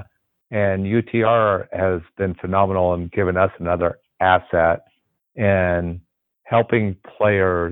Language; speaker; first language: English; native; English